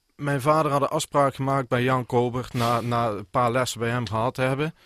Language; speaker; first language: Dutch; native; Dutch